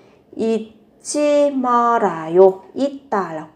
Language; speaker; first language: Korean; non-native, fluent; Vietnamese